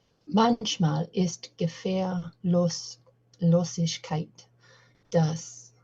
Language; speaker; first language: German; non-native, learner; English